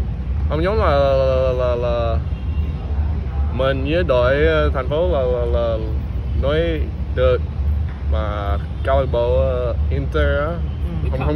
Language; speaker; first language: Vietnamese; early bilingual, heritage; English